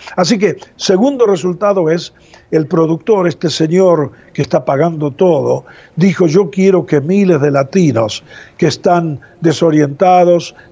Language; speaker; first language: Spanish; native; Spanish